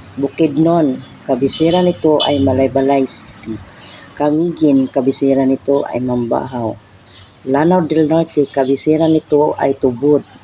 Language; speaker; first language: Filipino; non-native, local second language; Cebuano